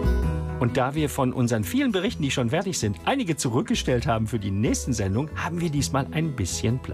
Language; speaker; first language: German; native; German